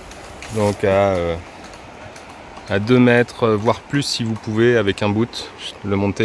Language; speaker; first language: French; native; French